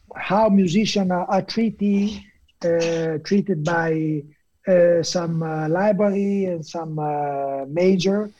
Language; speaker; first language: English; non-native, fluent; Italian